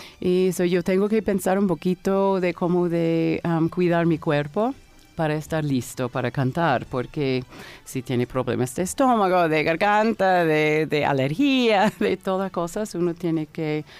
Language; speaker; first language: Spanish; non-native, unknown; English